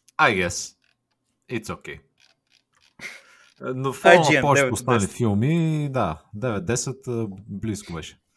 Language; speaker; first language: Bulgarian; native; Bulgarian